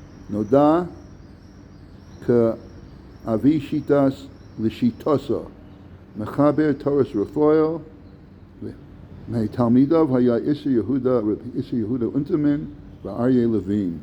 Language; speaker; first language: Hebrew; non-native, fluent; English